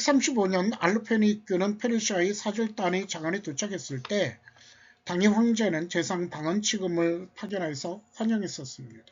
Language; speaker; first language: Korean; native; Korean